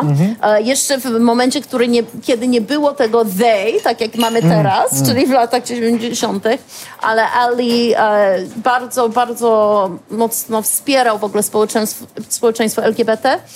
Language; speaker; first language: Polish; early bilingual, heritage; Polish